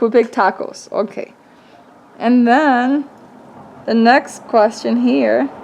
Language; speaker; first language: English; early bilingual, other home language; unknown